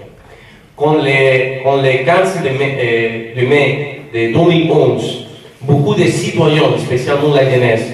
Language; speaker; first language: French; non-native, fluent; Spanish